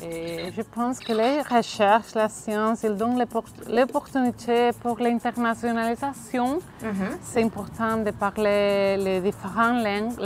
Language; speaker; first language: French; non-native, fluent; Catalan